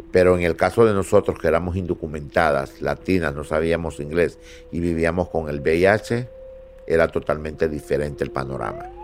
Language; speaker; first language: Spanish; native; Spanish